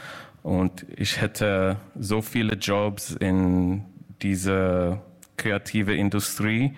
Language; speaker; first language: German; non-native, learner; English